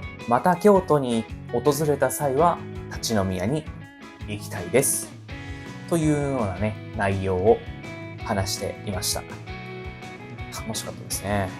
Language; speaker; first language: Japanese; native; Japanese